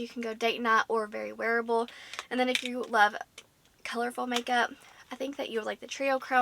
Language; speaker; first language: English; native; English